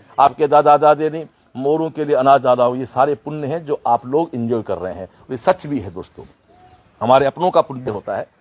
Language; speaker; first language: Hindi; native; Hindi